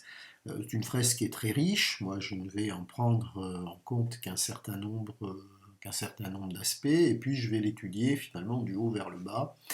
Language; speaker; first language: French; native; French